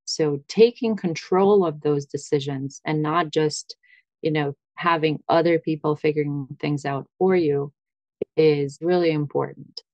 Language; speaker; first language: English; early bilingual, other home language; Russian